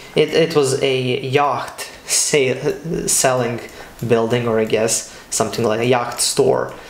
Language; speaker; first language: English; non-native, fluent; Serbian